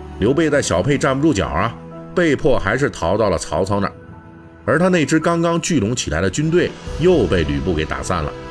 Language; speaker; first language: Chinese; native; Chinese